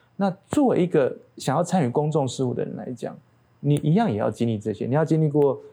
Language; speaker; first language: Chinese; native; Chinese